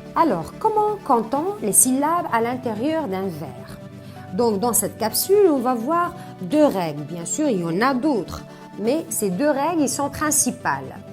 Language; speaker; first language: French; non-native, local second language; Arabic